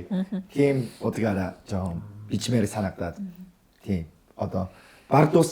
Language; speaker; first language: Mongolian; non-native, fluent; Korean